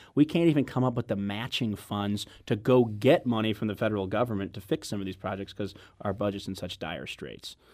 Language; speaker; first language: English; native; English